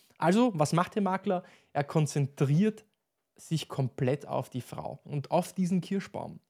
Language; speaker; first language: German; native; German